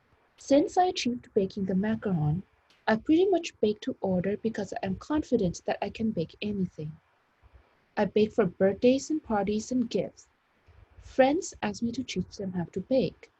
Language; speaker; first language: English; non-native, fluent; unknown